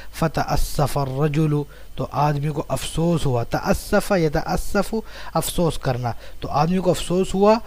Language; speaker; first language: Urdu; native; Urdu